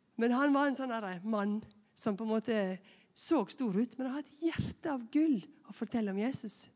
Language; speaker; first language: Norwegian; native; Norwegian